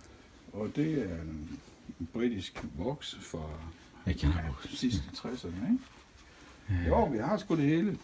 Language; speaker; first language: Danish; native; Danish